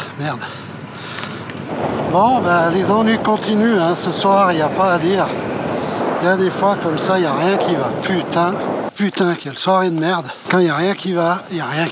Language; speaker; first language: French; native; French